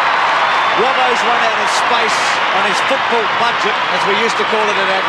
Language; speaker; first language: English; native; English